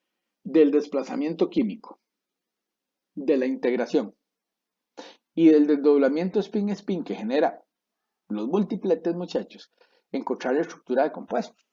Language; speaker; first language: Spanish; native; Spanish